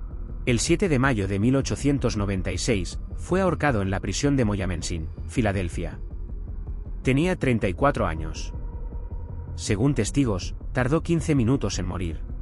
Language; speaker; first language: Spanish; native; Spanish